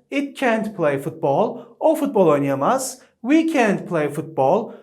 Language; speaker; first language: English; non-native, fluent; Turkish